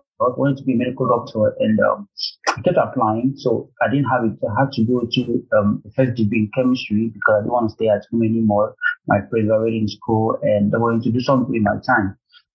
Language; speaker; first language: English; non-native, local second language; Igbo